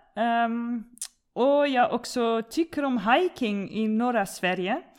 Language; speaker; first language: Swedish; non-native, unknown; Dutch